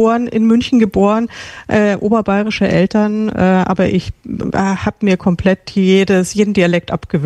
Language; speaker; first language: German; native; German